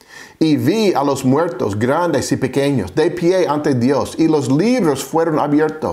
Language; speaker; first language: Spanish; non-native, fluent; English